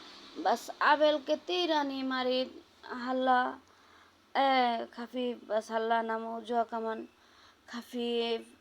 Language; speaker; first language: Arabic; non-native, learner; Bangla